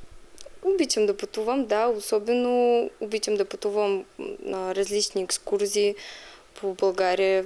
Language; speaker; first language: Bulgarian; non-native, fluent; Russian